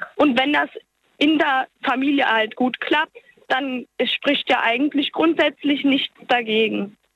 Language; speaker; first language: German; native; German